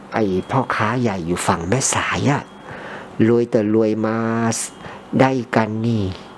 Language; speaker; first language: Thai; native; Thai